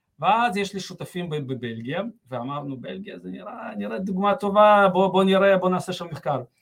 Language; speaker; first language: Hebrew; early bilingual, other home language; Russian